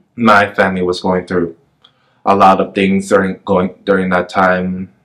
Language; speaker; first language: English; native; English